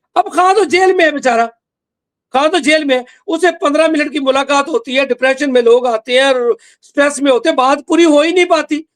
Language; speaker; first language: Urdu; non-native, local second language; Punjabi